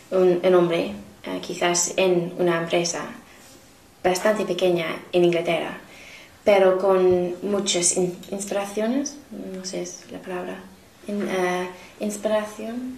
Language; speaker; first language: Spanish; non-native, learner; English